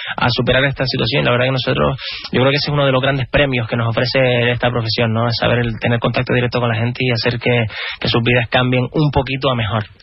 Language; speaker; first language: Spanish; native; Spanish